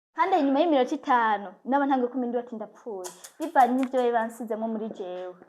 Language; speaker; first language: Rundi; non-native, local second language; Swahili